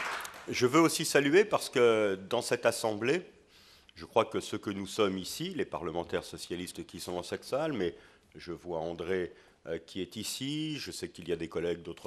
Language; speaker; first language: French; native; French